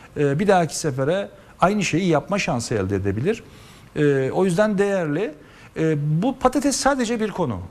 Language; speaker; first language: Turkish; native; Turkish